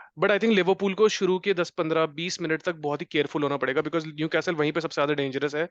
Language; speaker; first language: Hindi; native; Hindi